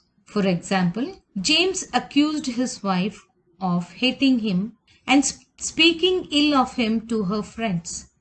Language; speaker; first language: English; non-native, local second language; Kannada